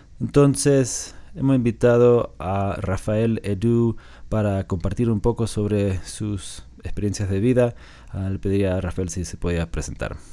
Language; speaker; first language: Spanish; non-native, fluent; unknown